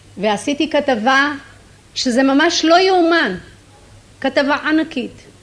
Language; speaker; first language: Hebrew; native; Hebrew